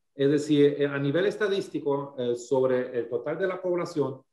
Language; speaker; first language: Spanish; non-native, fluent; German